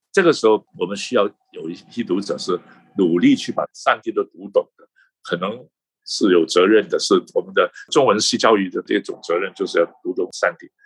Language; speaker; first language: Chinese; non-native, local second language; Cantonese